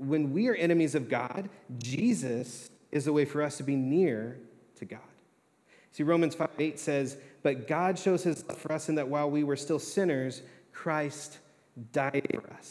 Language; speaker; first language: English; native; English